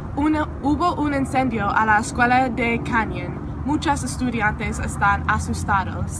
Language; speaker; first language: Spanish; non-native, learner; English